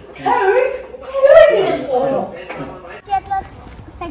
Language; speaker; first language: German; early bilingual, other home language; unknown